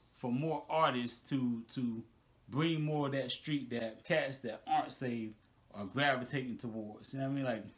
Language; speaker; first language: English; native; English